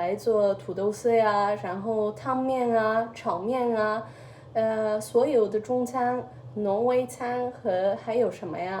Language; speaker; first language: Chinese; early bilingual, heritage; Chinese